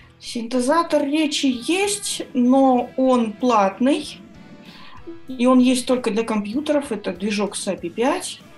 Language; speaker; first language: Russian; native; Russian